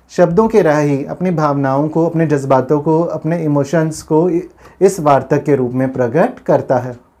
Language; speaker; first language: Hindi; non-native, local second language; Punjabi